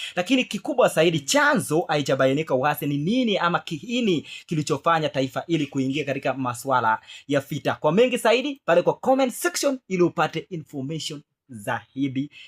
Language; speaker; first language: Swahili; non-native, local second language; Luyia